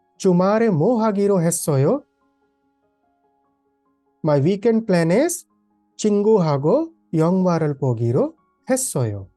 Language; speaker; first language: Korean; non-native, fluent; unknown